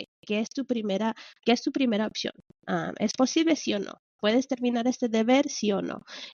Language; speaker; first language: Spanish; early bilingual, heritage; Spanish